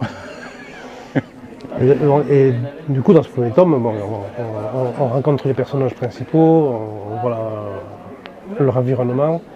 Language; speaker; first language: French; native; French